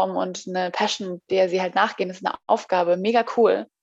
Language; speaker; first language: German; native; German